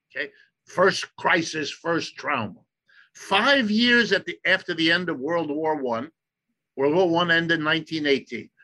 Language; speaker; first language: English; early bilingual, other home language; German